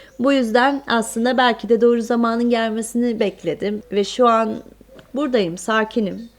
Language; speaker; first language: Turkish; native; Turkish